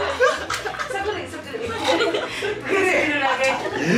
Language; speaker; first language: Japanese; native; Japanese